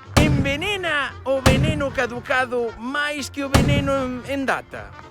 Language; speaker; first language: Galician; non-native, local second language; Spanish